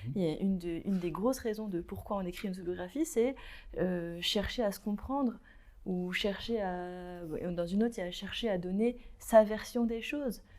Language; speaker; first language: French; early bilingual, other home language; Arabic